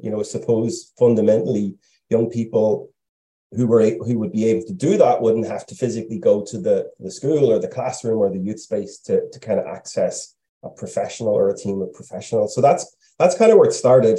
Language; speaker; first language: English; native; English